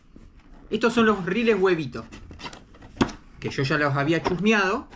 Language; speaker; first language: Spanish; native; Spanish